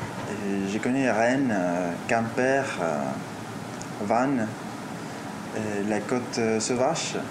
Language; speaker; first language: French; early bilingual, heritage; Spanish